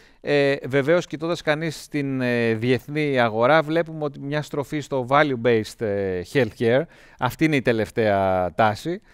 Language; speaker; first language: Greek; native; Greek